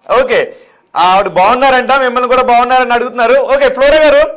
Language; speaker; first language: Telugu; native; Telugu